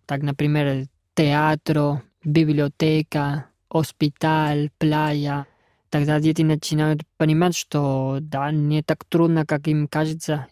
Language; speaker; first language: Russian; non-native, fluent; Spanish